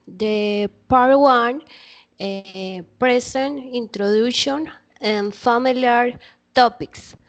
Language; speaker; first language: English; non-native, learner; Spanish